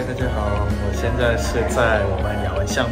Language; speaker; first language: Chinese; non-native, fluent; Indonesian